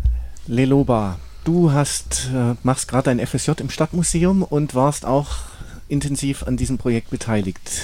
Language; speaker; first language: German; native; German